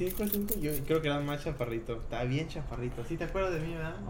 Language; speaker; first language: Spanish; native; Spanish